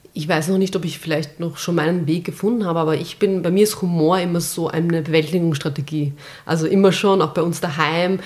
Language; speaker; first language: German; early bilingual, other home language; Bosnian